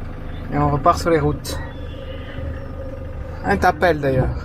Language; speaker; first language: French; native; French